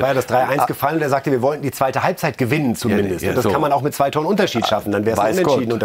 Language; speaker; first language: German; native; German